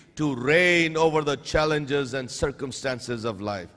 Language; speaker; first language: English; non-native, local second language; Urdu